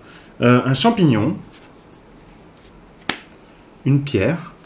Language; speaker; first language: French; native; French